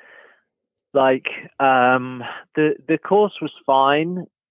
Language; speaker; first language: English; native; English